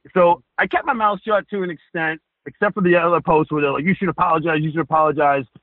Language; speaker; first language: English; native; English